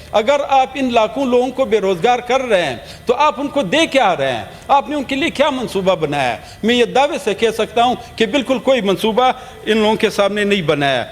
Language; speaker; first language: Urdu; non-native, local second language; Pashto